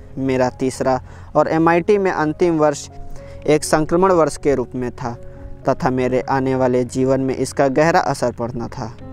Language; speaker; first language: Hindi; native; Hindi